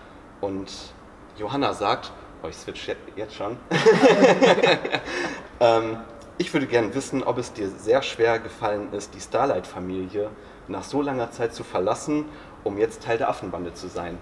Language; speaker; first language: German; native; German